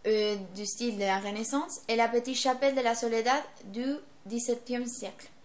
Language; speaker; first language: French; non-native, learner; Spanish